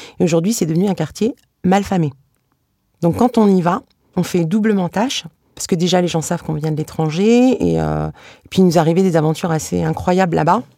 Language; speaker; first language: French; early bilingual, other home language; Arabic